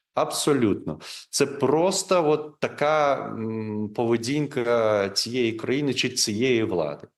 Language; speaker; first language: Ukrainian; non-native, local second language; Crimean Tatar